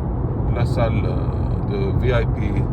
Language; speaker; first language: French; non-native, fluent; Arabic